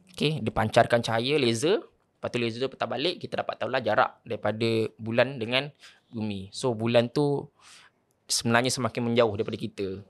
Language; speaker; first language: Malay; native; Malay